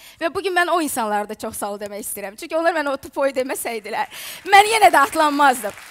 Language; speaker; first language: Azerbaijani; non-native, fluent; Ukrainian